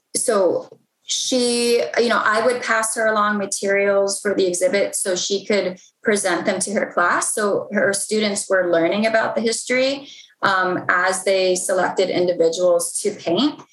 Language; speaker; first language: English; native; English